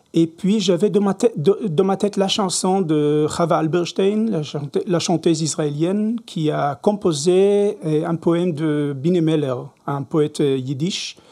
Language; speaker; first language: French; non-native, learner; Hebrew